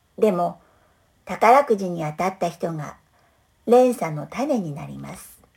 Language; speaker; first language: Japanese; non-native, fluent; English